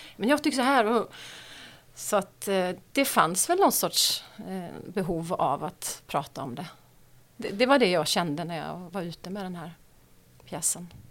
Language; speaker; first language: Swedish; native; Swedish